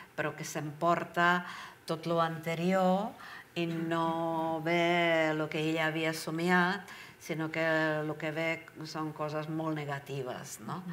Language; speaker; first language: Catalan; non-native, fluent; Czech